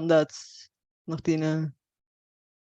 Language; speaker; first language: German; non-native, fluent; Bulgarian